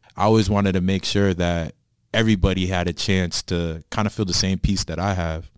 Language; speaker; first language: English; native; English